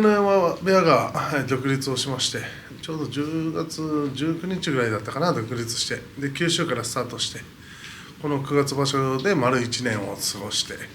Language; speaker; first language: Japanese; native; Japanese